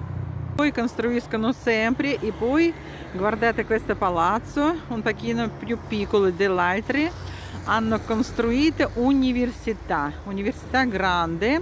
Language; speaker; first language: Italian; non-native, fluent; Russian